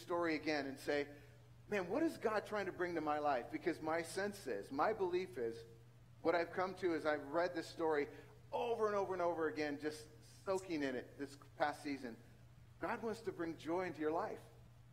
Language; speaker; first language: English; native; English